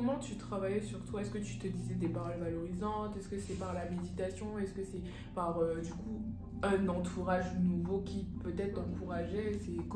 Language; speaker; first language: French; native; French